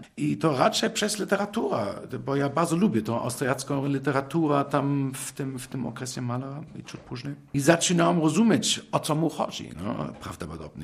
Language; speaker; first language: Polish; non-native, fluent; German